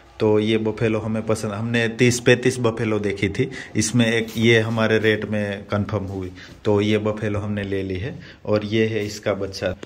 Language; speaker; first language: Hindi; non-native, local second language; Gujarati